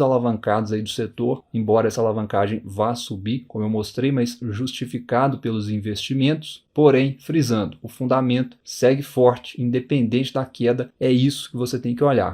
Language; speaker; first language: Portuguese; native; Portuguese